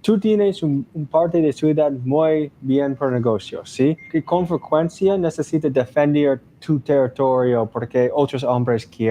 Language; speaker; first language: Spanish; non-native, learner; English